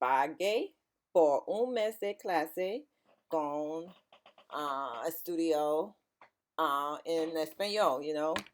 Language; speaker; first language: Spanish; non-native, learner; English